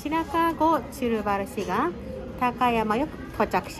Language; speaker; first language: Korean; non-native, learner; Japanese